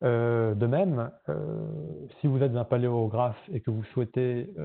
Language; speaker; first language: French; native; French